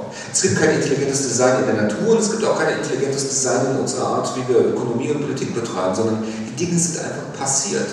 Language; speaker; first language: German; native; German